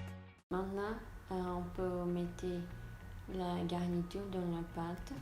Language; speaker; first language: French; non-native, learner; Portuguese